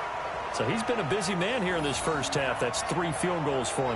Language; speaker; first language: English; native; English